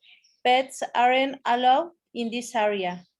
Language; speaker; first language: English; non-native, learner; Spanish